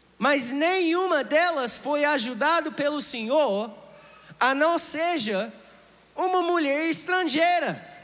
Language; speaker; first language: Portuguese; non-native, fluent; English